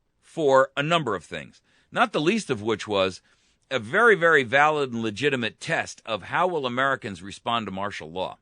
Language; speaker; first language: English; native; English